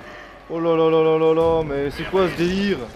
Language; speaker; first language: French; native; French